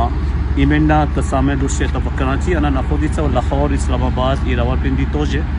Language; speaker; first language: Russian; non-native, learner; Urdu